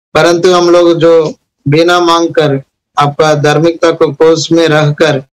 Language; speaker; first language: Hindi; non-native, local second language; Telugu